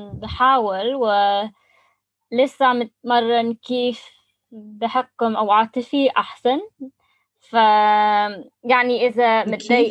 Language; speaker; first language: Arabic; non-native, learner; English